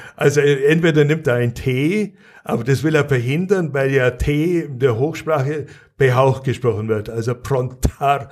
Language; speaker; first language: German; native; German